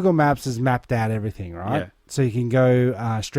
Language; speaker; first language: English; native; English